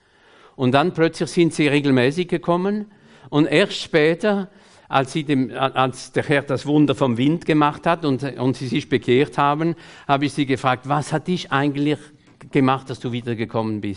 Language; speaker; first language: German; non-native, fluent; French